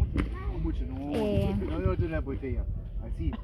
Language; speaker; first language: Spanish; non-native, learner; German